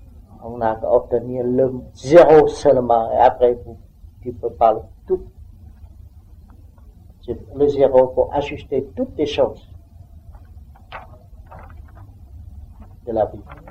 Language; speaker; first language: French; non-native, learner; Vietnamese